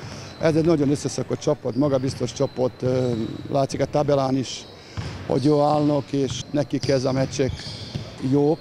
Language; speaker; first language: Hungarian; non-native, learner; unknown